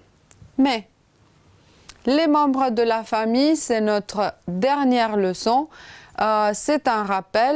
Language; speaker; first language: French; non-native, fluent; Romanian